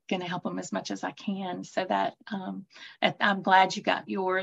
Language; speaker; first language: English; native; English